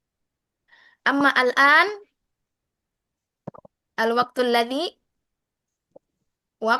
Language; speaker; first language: Arabic; non-native, fluent; Indonesian